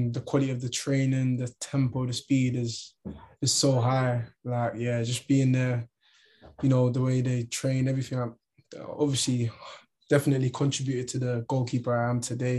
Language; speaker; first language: English; native; English